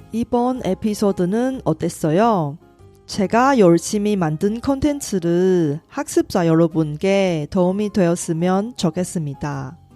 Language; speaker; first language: Korean; non-native, fluent; Chinese